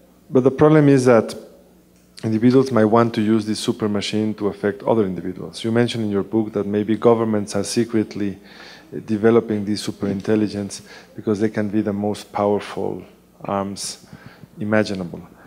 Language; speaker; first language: English; non-native, fluent; Spanish